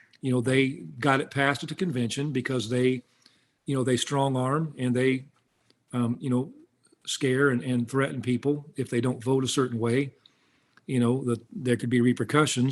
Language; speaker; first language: English; native; English